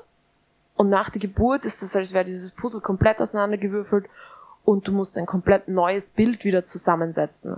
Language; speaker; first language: German; native; German